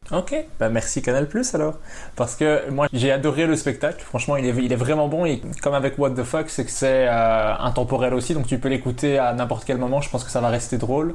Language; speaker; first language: French; native; French